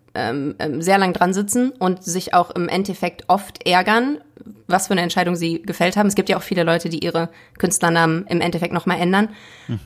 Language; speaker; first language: German; native; German